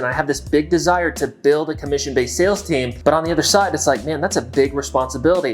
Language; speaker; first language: English; native; English